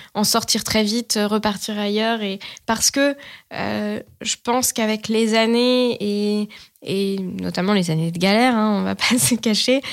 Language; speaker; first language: French; native; French